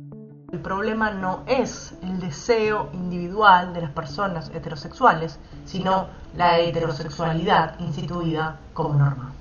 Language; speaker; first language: Spanish; native; Spanish